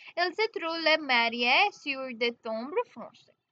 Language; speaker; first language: French; non-native, fluent; Hindi